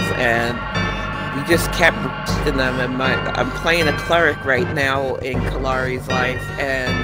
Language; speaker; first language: English; native; English